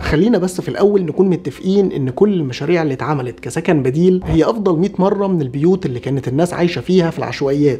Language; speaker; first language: Arabic; native; Arabic